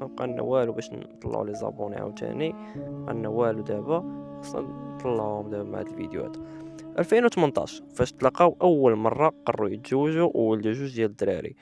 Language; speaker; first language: Arabic; native; Arabic